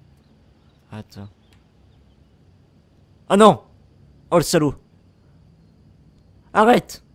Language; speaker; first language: French; native; French